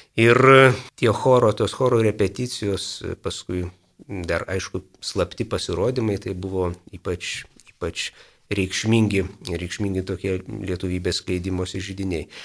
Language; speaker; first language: Lithuanian; native; Lithuanian